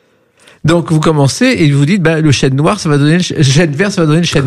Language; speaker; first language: French; native; French